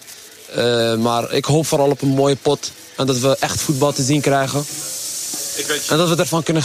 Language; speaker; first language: Dutch; native; Dutch